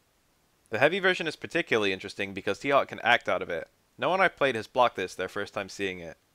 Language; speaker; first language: English; native; English